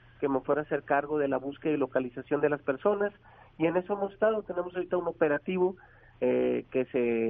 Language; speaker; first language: Spanish; native; Spanish